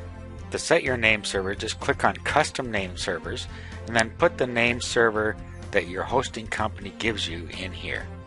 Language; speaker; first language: English; native; English